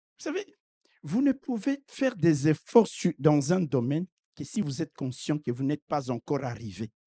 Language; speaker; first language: French; non-native, local second language; Lingala